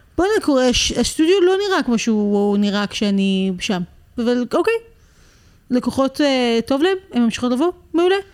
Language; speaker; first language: Hebrew; native; Hebrew